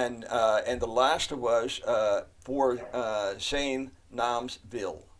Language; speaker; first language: Dutch; non-native, fluent; English